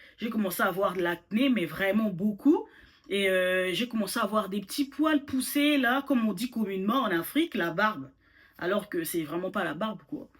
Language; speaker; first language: French; non-native, local second language; Lingala